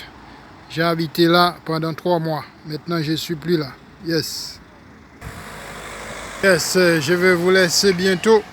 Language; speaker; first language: French; non-native, local second language; Haitian Creole